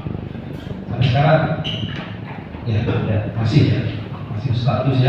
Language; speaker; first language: Indonesian; native; Indonesian